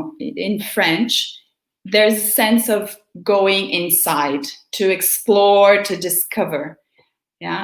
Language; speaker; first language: English; non-native, fluent; Portuguese